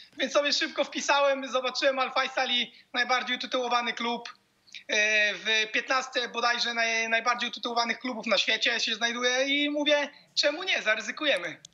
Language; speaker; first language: Polish; native; Polish